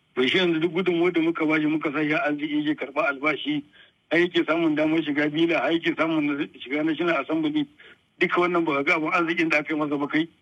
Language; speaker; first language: Hausa; native; Hausa